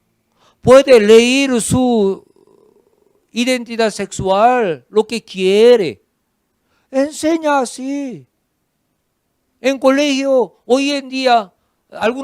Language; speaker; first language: Spanish; non-native, fluent; Korean